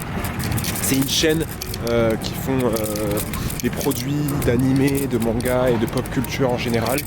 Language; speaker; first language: French; native; French